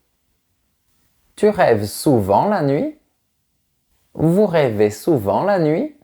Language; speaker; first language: French; native; French